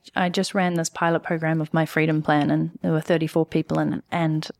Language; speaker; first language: English; native; English